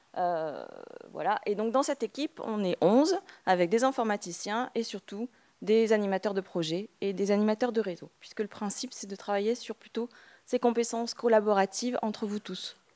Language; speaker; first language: French; native; French